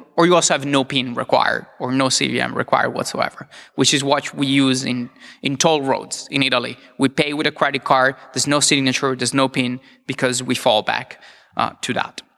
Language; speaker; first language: English; non-native, fluent; Italian